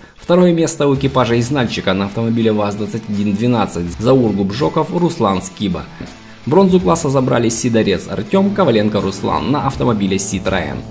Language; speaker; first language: Russian; native; Russian